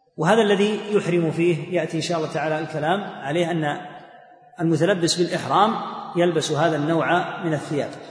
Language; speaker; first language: Arabic; native; Arabic